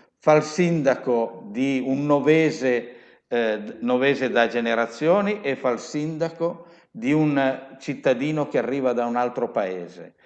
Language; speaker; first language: Italian; native; Italian